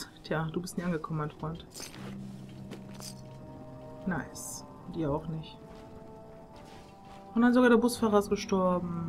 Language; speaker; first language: German; native; German